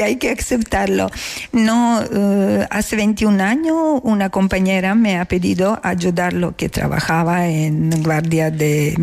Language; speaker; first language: Spanish; non-native, learner; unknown